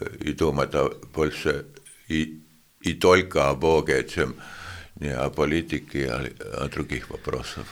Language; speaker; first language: Russian; non-native, local second language; Lithuanian